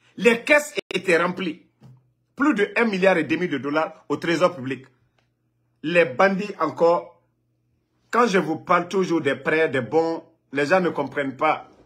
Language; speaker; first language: French; non-native, local second language; Mandingo